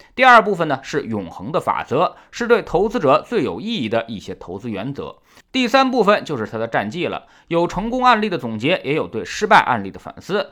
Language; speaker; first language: Chinese; native; Chinese